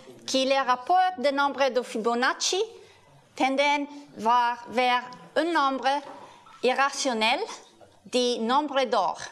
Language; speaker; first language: French; non-native, learner; Italian